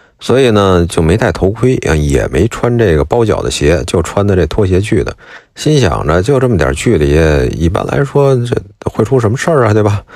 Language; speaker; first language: Chinese; native; Chinese